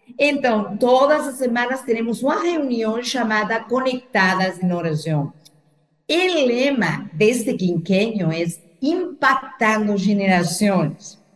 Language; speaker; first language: Portuguese; non-native, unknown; Spanish